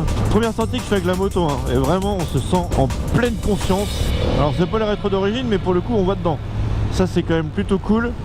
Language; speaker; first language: French; native; French